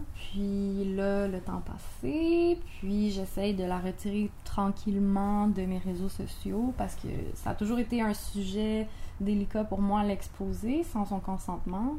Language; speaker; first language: French; native; French